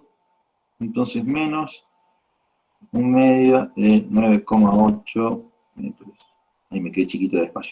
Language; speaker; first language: Spanish; native; Spanish